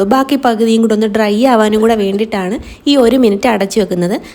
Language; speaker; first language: Malayalam; native; Malayalam